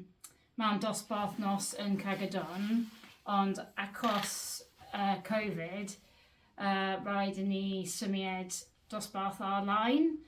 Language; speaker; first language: Welsh; non-native, learner; English